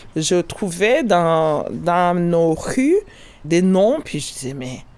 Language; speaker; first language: French; non-native, local second language; Kinyarwanda